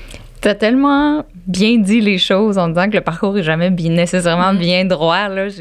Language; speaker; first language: French; native; French